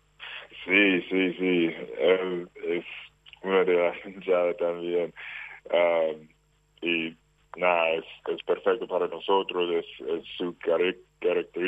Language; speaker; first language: Spanish; non-native, fluent; English